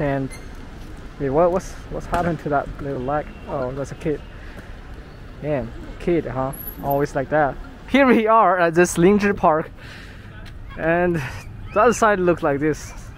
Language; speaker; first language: English; non-native, fluent; Chinese